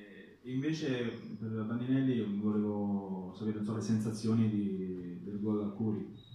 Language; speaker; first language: Italian; native; Italian